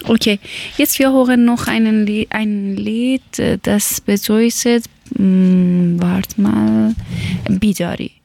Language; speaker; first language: German; non-native, learner; Persian